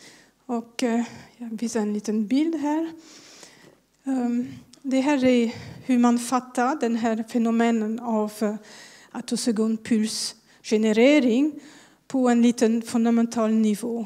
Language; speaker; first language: Swedish; non-native, fluent; French